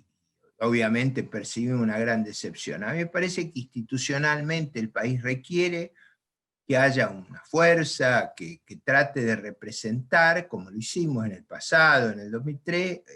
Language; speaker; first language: Spanish; native; Spanish